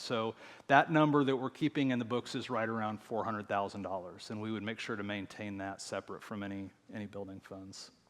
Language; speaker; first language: English; native; English